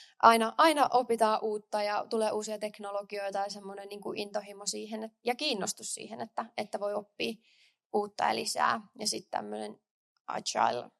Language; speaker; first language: Finnish; native; Finnish